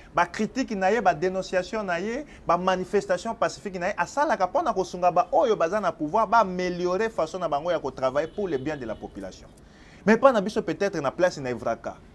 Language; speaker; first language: French; non-native, local second language; Lingala